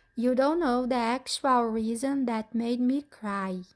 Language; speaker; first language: English; non-native, fluent; Portuguese